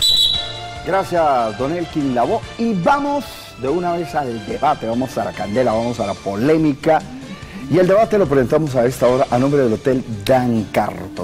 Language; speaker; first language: Spanish; native; Spanish